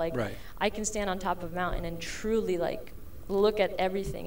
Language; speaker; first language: English; early bilingual, other home language; Spanish